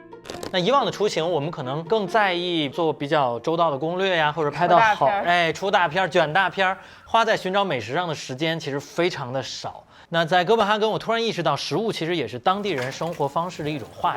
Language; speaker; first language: Chinese; native; Chinese